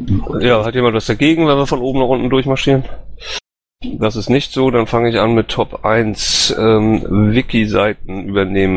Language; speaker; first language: German; native; German